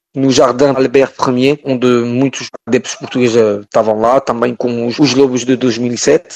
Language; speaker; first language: Portuguese; early bilingual, heritage; French